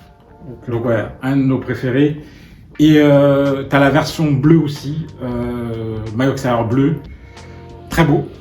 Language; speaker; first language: French; native; French